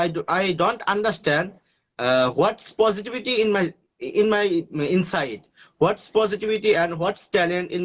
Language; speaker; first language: English; non-native, learner; Bangla